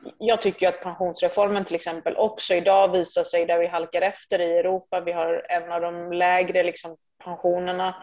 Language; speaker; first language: Swedish; early bilingual, other home language; Persian